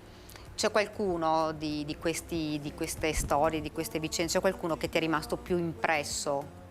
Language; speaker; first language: Italian; native; Italian